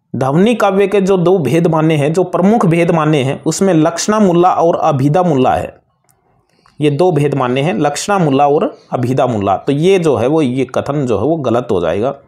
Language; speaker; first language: Hindi; native; Hindi